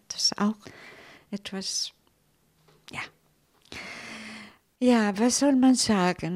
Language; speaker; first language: German; non-native, fluent; Italian